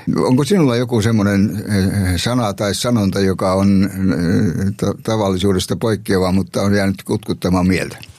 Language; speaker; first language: Finnish; native; Finnish